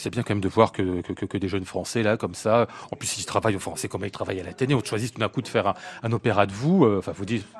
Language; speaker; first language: French; native; French